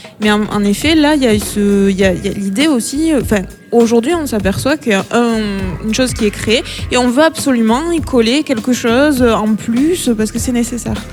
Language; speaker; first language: French; native; French